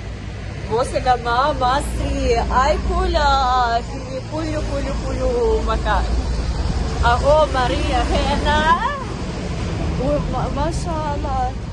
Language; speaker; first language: Arabic; non-native, learner; Russian